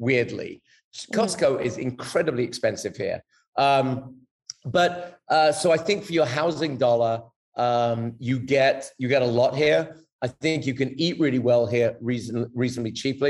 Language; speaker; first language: English; native; English